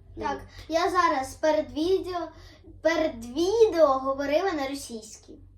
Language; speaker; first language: Ukrainian; non-native, local second language; Russian